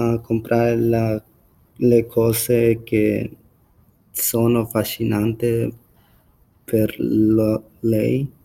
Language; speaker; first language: Italian; non-native, learner; English